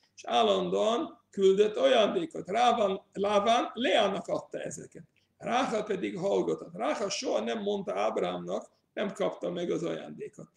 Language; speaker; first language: Hungarian; early bilingual, heritage; English